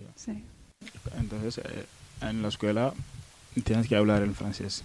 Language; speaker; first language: Spanish; non-native, learner; Wolof